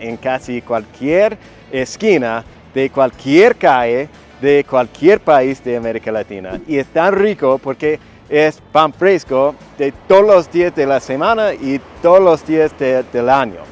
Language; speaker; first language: Spanish; non-native, fluent; English